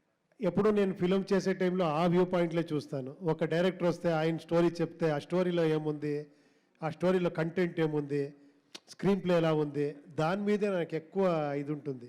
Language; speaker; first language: Telugu; non-native, local second language; Kannada